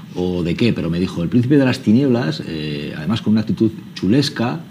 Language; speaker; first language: Spanish; native; Spanish